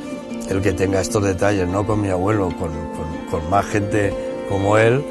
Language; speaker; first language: Spanish; native; Spanish